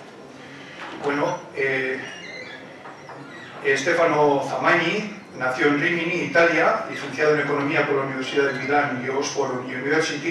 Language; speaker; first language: Spanish; native; Spanish